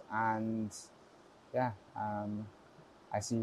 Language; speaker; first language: English; native; English